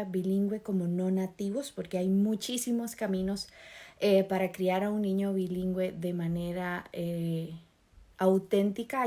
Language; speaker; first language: Spanish; native; Spanish